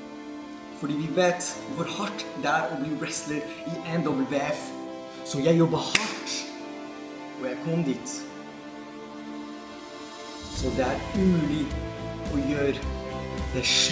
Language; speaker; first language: Norwegian; non-native, fluent; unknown